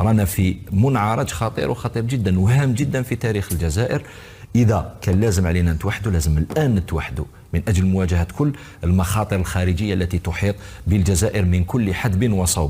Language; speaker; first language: Arabic; native; Arabic